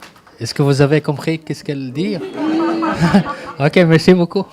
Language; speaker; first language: French; non-native, learner; Arabic